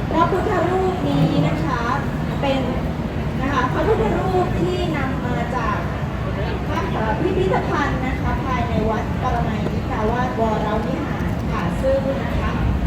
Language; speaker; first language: Thai; native; Thai